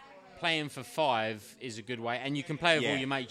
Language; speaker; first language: English; native; English